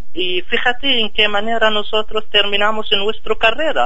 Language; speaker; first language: Spanish; non-native, fluent; Arabic